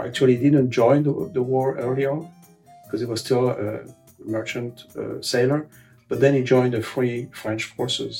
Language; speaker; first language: English; non-native, fluent; French